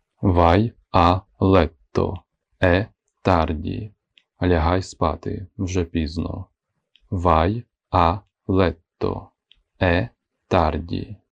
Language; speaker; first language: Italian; non-native, fluent; Ukrainian